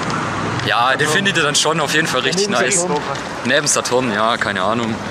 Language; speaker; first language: German; native; German